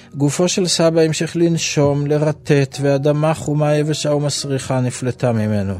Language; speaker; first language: Hebrew; native; Hebrew